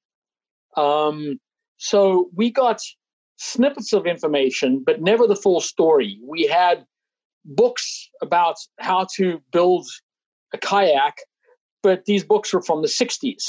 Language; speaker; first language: English; native; English